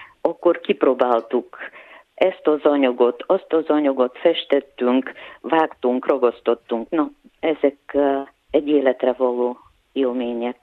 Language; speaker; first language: Hungarian; non-native, fluent; Bulgarian